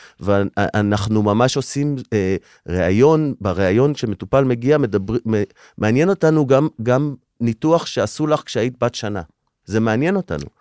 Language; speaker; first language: Hebrew; native; Hebrew